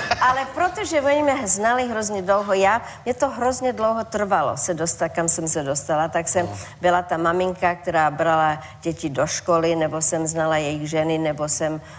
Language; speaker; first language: Czech; early bilingual, heritage; Czech